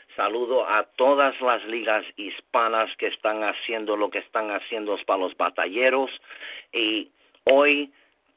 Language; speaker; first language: Spanish; early bilingual, heritage; English